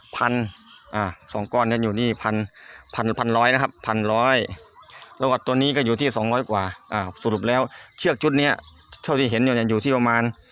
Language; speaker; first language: Thai; native; Thai